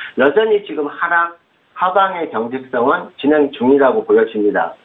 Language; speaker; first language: Korean; native; Korean